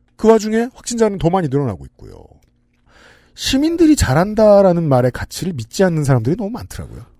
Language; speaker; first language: Korean; native; Korean